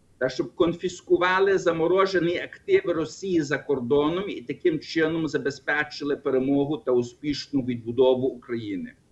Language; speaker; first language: Ukrainian; early bilingual, heritage; Ukrainian